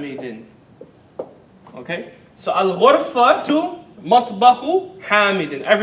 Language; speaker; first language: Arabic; non-native, fluent; English